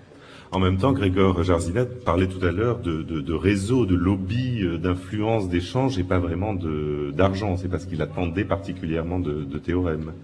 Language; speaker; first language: French; native; French